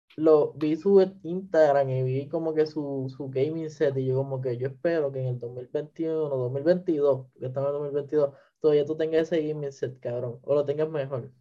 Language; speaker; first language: Spanish; native; Spanish